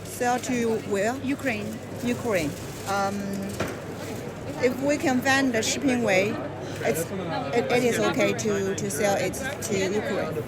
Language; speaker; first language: English; non-native, learner; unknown